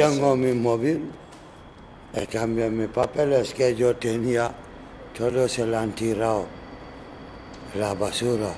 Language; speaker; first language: Spanish; non-native, learner; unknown